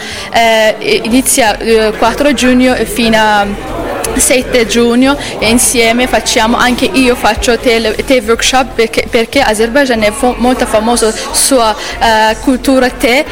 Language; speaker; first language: Italian; non-native, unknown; Azerbaijani